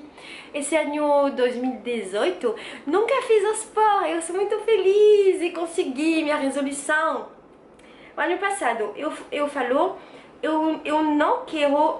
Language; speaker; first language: Portuguese; non-native, learner; French